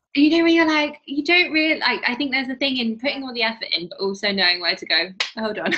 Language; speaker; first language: English; native; English